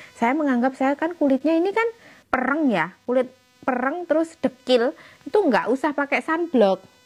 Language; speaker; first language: Indonesian; native; Indonesian